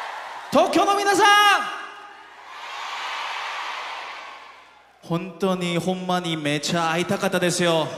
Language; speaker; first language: Japanese; non-native, fluent; Korean